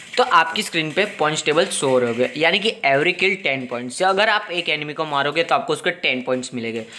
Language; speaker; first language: Hindi; non-native, local second language; Gujarati